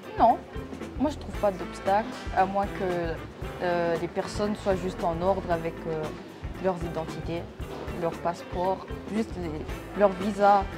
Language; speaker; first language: French; non-native, local second language; Rundi